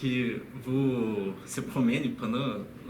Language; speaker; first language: French; non-native, learner; Spanish